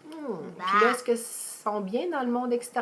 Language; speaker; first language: French; native; French